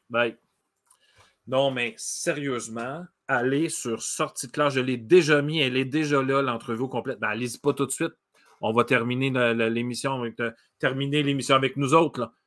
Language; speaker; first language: French; native; French